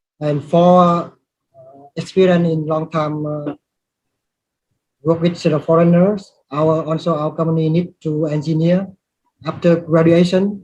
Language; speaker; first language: English; non-native, learner; Vietnamese